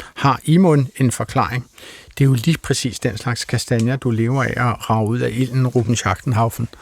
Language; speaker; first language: Danish; native; Danish